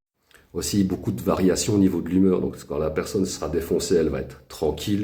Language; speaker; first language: French; native; French